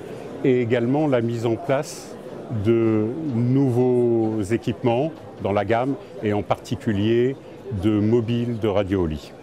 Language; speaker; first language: French; native; French